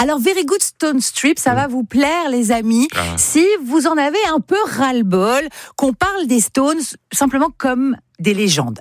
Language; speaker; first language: French; native; French